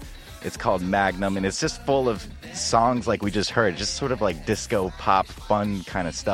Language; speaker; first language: English; native; English